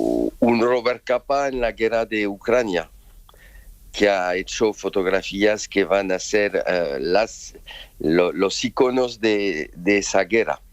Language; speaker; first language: Spanish; non-native, fluent; French